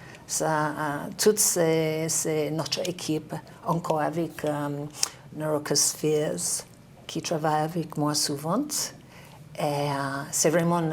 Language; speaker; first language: French; non-native, learner; English